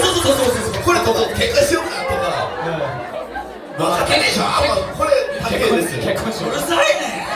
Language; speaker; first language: Japanese; non-native, learner; Korean